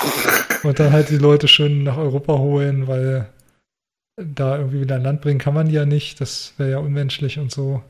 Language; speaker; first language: German; native; German